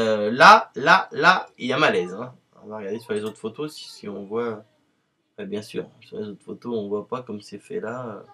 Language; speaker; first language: French; native; French